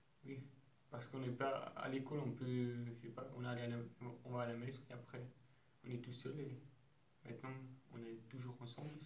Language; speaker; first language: French; non-native, learner; German